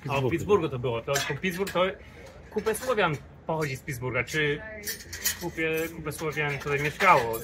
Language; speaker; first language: Polish; early bilingual, heritage; English